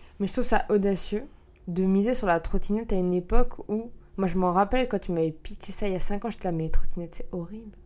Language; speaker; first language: French; native; French